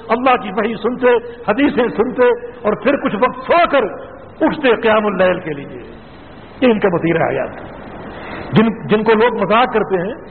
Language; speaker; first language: Urdu; native; Urdu